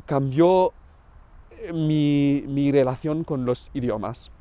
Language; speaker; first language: Spanish; non-native, fluent; English